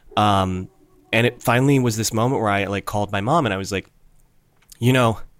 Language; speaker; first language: English; native; English